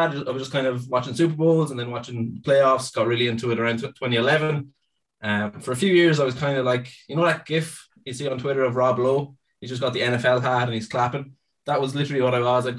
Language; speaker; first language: English; native; English